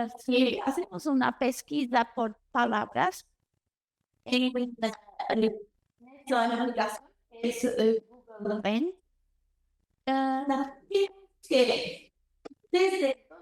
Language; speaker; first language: Spanish; non-native, learner; Portuguese